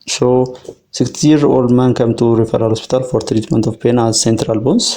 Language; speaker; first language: English; non-native, local second language; Amharic